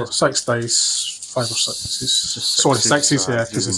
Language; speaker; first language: English; native; English